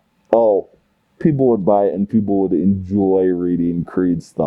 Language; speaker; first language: English; native; English